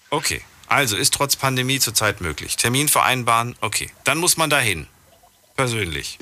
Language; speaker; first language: German; native; German